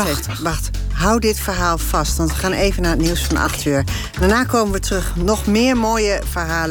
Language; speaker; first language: Dutch; native; Dutch